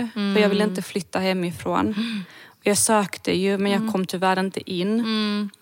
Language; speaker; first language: Swedish; early bilingual, other home language; Serbian